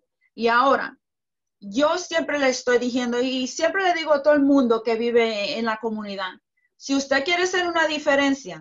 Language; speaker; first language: Spanish; early bilingual, heritage; Spanish